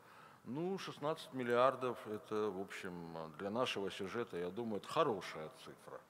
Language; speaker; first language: Russian; native; Russian